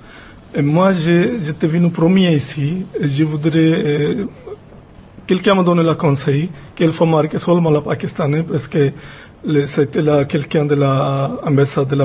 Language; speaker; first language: French; non-native, fluent; Punjabi